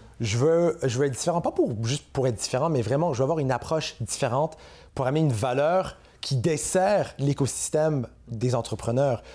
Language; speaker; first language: French; native; French